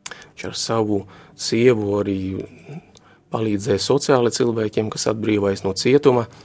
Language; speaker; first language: Latvian; non-native, local second language; Russian